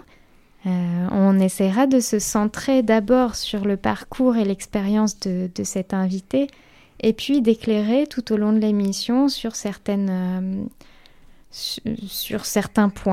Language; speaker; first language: French; native; French